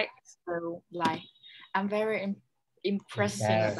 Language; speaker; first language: English; non-native, learner; Vietnamese